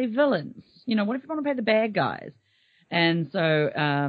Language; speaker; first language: English; native; English